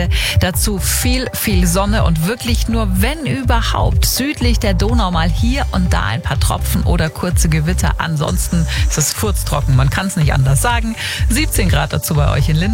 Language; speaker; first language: German; native; German